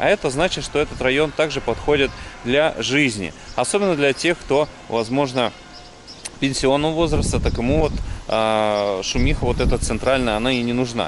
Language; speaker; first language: Russian; native; Russian